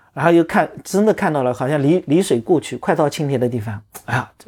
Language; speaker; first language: Chinese; native; Chinese